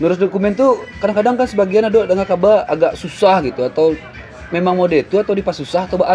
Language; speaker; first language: Indonesian; non-native, local second language; Minangkabau